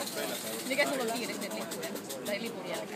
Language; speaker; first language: Finnish; non-native, local second language; Swedish